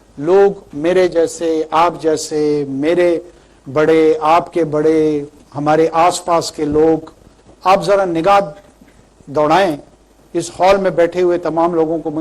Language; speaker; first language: Urdu; non-native, local second language; Pashto